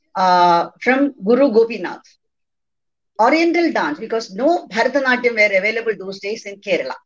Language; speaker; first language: English; non-native, local second language; Malayalam